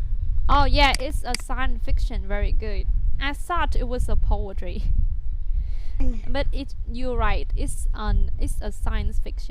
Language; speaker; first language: English; non-native, fluent; Vietnamese